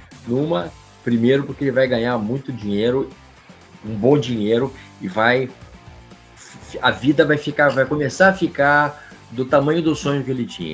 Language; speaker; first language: Portuguese; native; Portuguese